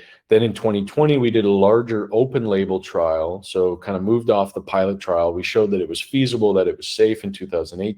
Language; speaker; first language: English; native; English